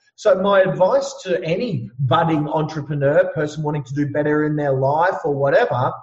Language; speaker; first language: English; native; English